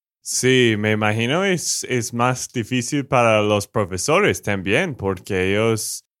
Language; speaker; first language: Spanish; non-native, fluent; English